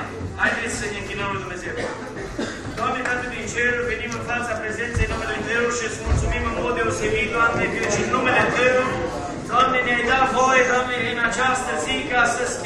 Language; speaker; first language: Romanian; native; Romanian